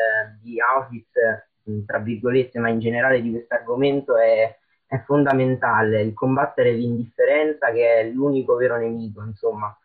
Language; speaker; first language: Italian; native; Italian